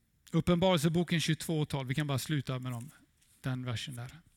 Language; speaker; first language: Swedish; native; Swedish